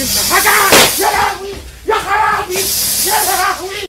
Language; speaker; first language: Arabic; native; Arabic